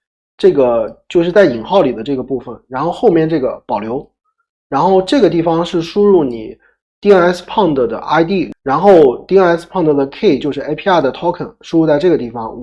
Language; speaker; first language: Chinese; native; Chinese